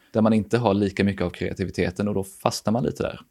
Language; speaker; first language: Swedish; native; Swedish